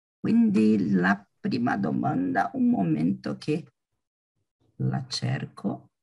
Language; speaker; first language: Italian; non-native, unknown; Portuguese